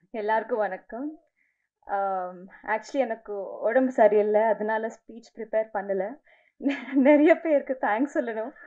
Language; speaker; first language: Tamil; non-native, learner; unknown